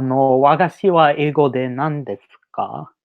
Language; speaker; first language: Japanese; non-native, learner; English